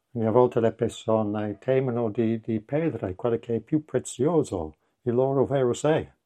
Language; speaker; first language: Italian; non-native, fluent; English